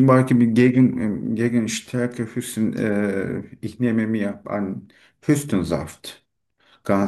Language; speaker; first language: German; non-native, learner; Turkish